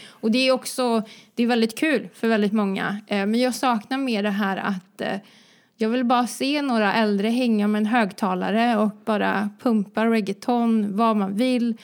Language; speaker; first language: Swedish; early bilingual, other home language; Croatian